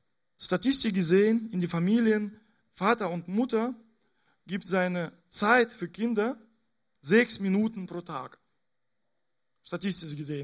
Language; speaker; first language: German; non-native, fluent; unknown